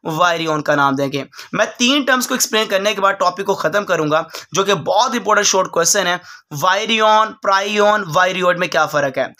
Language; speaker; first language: Urdu; non-native, local second language; Punjabi